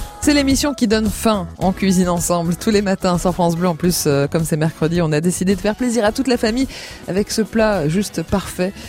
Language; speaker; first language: French; native; French